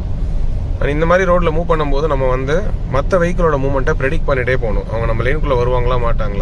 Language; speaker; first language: Tamil; native; Tamil